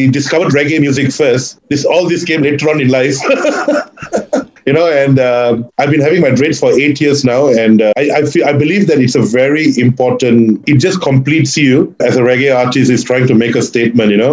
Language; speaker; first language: English; non-native, local second language; Tamil